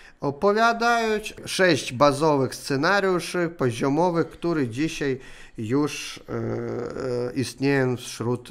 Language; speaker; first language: Polish; non-native, learner; Russian